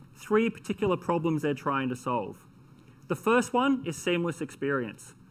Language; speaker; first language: English; native; English